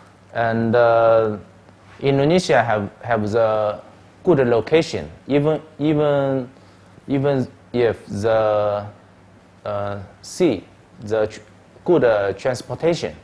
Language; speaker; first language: English; non-native, learner; Chinese